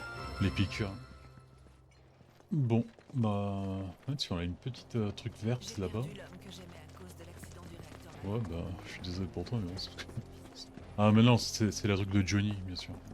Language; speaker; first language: French; native; French